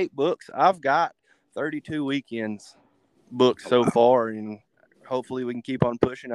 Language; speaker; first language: English; native; English